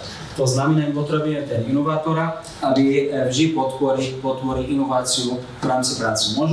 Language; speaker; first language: Slovak; non-native, fluent; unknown